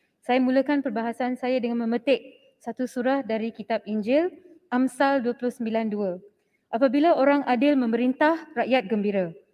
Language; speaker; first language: Malay; non-native, local second language; Tamil